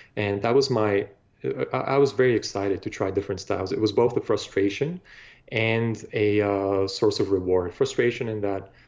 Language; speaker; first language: English; non-native, fluent; Bulgarian